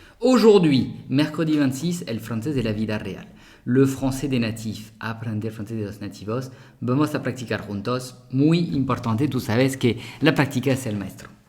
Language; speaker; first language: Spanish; non-native, fluent; French